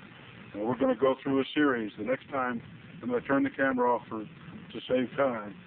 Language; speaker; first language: English; native; English